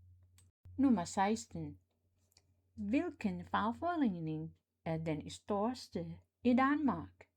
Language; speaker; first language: Danish; non-native, fluent; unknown